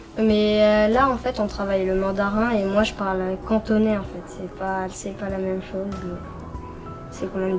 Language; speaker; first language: French; early bilingual, other home language; Cantonese